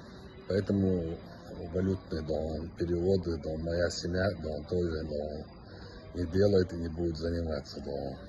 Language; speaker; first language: Russian; non-native, local second language; Chechen